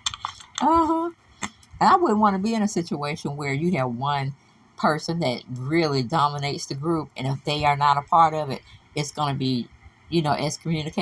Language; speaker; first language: English; native; English